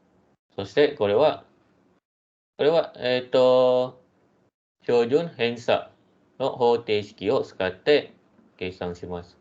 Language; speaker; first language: Japanese; non-native, fluent; Malay